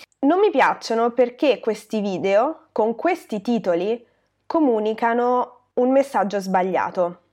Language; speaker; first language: Italian; native; Italian